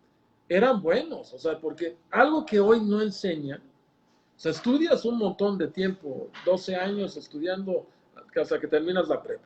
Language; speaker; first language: Spanish; native; Spanish